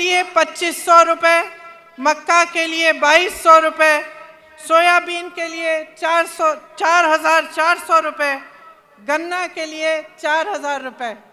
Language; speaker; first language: Hindi; native; Hindi